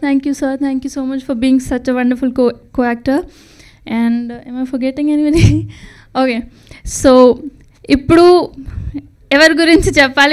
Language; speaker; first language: Telugu; non-native, learner; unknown